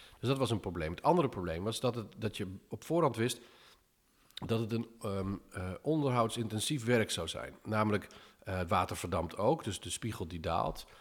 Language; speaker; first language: Dutch; early bilingual, other home language; English